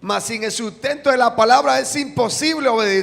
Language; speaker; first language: Spanish; native; Spanish